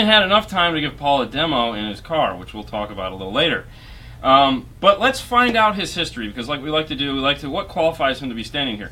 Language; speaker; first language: English; native; English